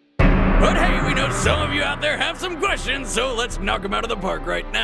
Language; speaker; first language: English; native; English